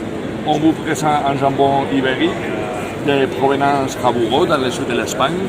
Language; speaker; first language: French; non-native, fluent; Spanish